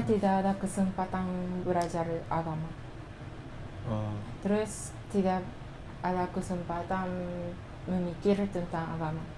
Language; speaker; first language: Indonesian; non-native, learner; Japanese